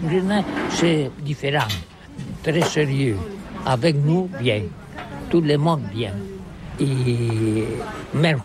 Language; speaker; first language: French; non-native, learner; Catalan